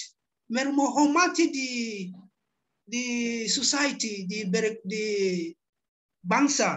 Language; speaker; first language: Indonesian; non-native, learner; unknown